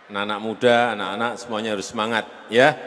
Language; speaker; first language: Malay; non-native, local second language; Javanese